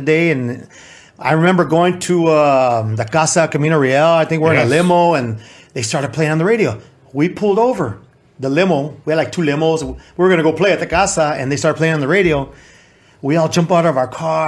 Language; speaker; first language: English; native; English